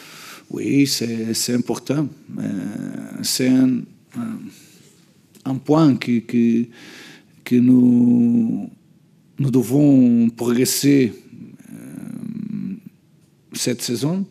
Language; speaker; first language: French; non-native, learner; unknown